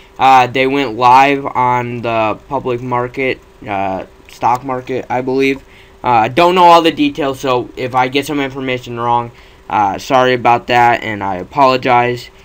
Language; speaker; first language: English; native; English